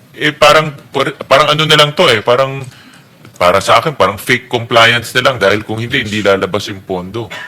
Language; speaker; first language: Filipino; native; Filipino